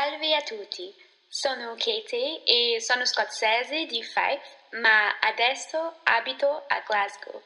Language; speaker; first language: Italian; non-native, learner; English